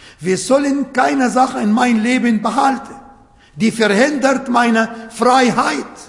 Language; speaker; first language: German; non-native, learner; Arabic